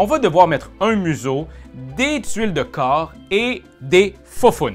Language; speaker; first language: French; native; French